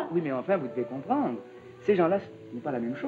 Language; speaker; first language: French; native; French